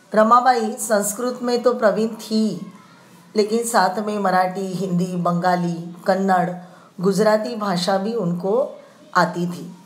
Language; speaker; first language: Hindi; non-native, local second language; Marathi